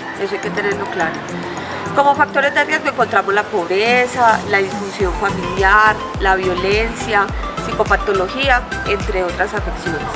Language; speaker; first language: Spanish; native; Spanish